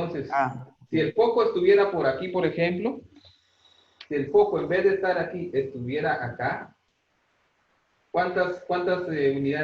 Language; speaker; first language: Spanish; native; Spanish